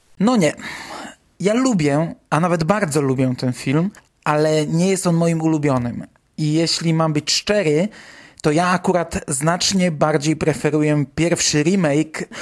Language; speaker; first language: Polish; native; Polish